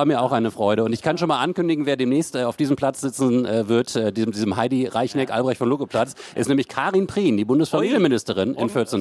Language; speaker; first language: German; native; German